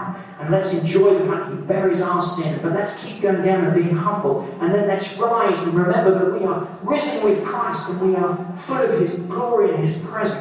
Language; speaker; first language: English; native; English